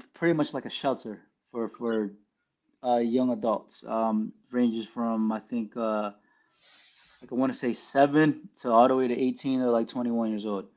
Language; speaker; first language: English; early bilingual, other home language; Filipino